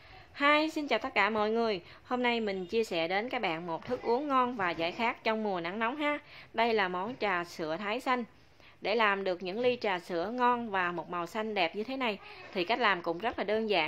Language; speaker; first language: Vietnamese; native; Vietnamese